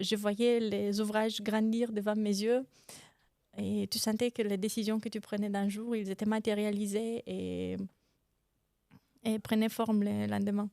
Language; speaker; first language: French; non-native, fluent; Romanian